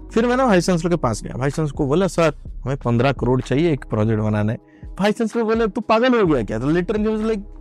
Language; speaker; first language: Hindi; non-native, local second language; Odia